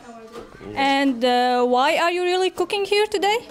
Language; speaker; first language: English; non-native, fluent; Arabic